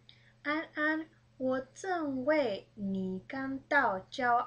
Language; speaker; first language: Chinese; early bilingual, heritage; Chinese